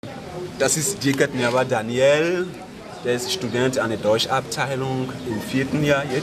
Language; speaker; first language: German; non-native, fluent; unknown